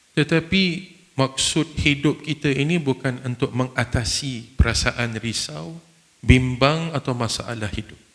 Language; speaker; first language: Malay; non-native, fluent; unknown